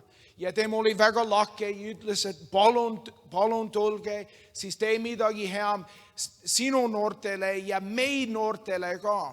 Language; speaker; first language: Estonian; non-native, learner; English